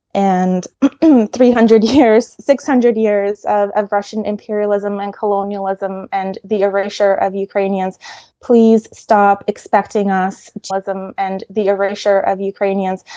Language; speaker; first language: English; early bilingual, other home language; Ukrainian